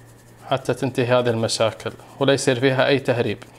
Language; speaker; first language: Arabic; native; Arabic